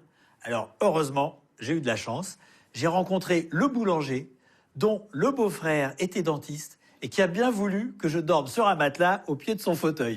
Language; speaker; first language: French; native; French